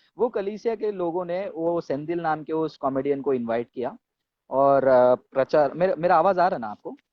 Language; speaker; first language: Hindi; non-native, local second language; Tamil